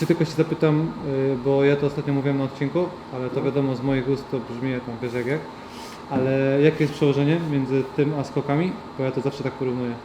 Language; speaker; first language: Polish; native; Polish